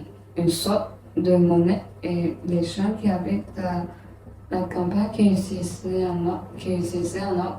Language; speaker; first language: French; non-native, learner; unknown